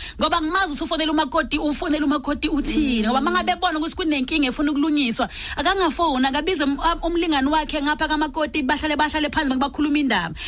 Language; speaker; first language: Zulu; non-native, local second language; Swati